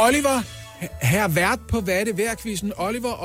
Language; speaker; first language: Danish; native; Danish